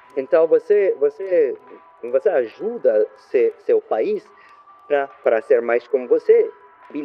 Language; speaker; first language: Portuguese; non-native, learner; French